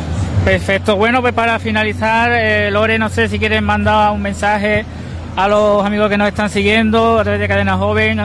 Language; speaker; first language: Spanish; native; Spanish